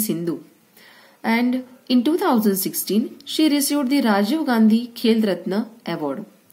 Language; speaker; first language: English; non-native, local second language; Marathi